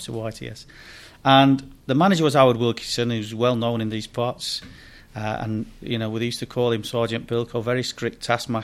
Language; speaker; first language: English; native; English